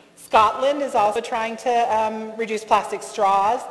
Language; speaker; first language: English; native; English